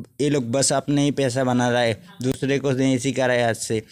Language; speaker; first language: Hindi; non-native, local second language; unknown